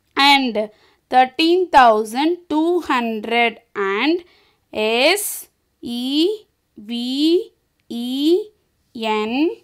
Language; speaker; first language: English; non-native, local second language; Tamil